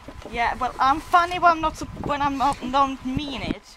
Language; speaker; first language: English; non-native, fluent; Swedish